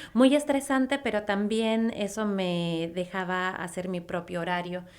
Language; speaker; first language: Spanish; native; Spanish